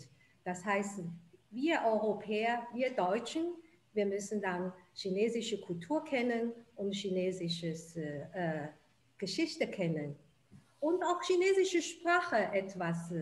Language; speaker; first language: German; non-native, fluent; Chinese